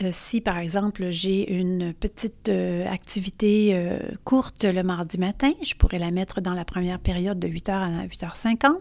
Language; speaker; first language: French; native; French